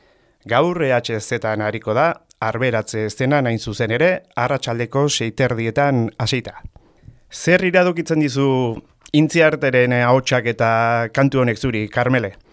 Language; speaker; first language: Basque; native; Basque